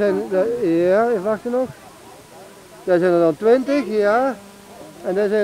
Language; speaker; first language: Dutch; native; Dutch